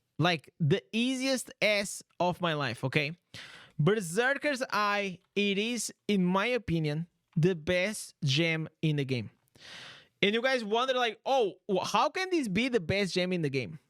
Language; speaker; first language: English; non-native, fluent; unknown